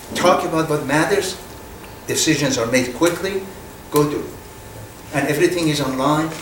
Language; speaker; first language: English; non-native, fluent; Persian